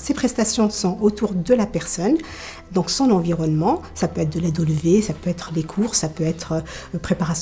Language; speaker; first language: French; native; French